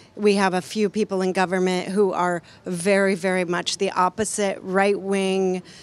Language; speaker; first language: English; native; English